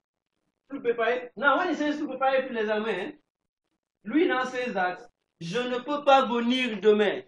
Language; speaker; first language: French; non-native, fluent; English